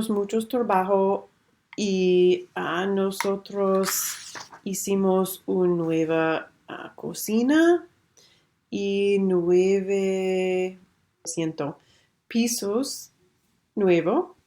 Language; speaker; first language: Spanish; non-native, learner; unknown